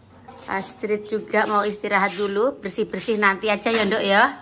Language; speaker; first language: Indonesian; native; Indonesian